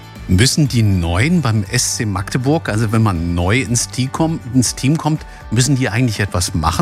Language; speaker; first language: German; native; German